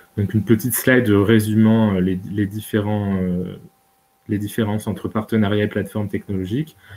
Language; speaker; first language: French; native; French